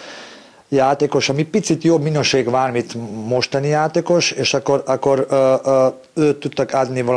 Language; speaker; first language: Hungarian; non-native, learner; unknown